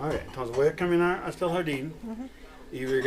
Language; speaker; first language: Spanish; non-native, learner; English